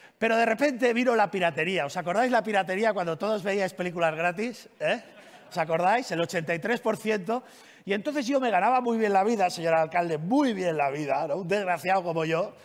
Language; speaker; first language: Spanish; non-native, local second language; Catalan